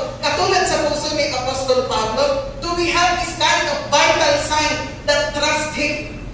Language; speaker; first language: Filipino; native; Filipino